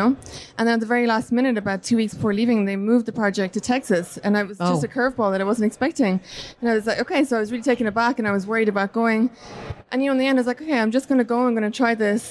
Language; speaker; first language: English; native; English